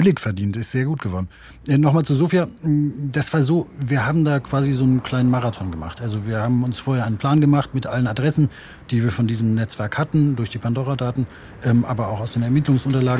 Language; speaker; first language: German; native; German